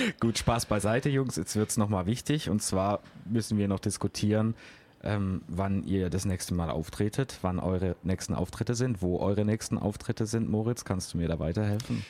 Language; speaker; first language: German; native; German